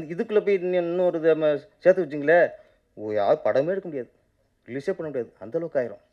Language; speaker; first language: Tamil; native; Tamil